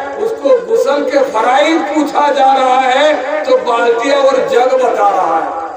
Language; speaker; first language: Urdu; non-native, local second language; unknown